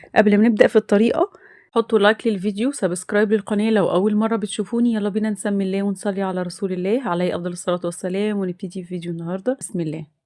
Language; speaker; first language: Arabic; native; Arabic